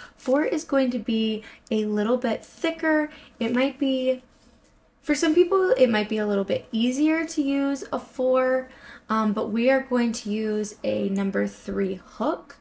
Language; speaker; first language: English; native; English